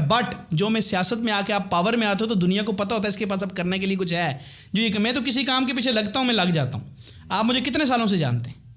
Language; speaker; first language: Urdu; non-native, local second language; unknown